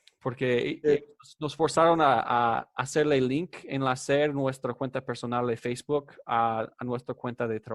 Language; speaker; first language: Spanish; non-native, fluent; English